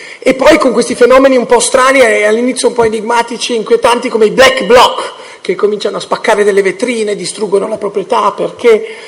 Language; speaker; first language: Italian; early bilingual, heritage; Italian